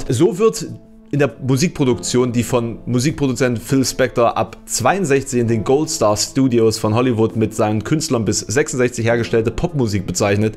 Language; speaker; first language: German; native; German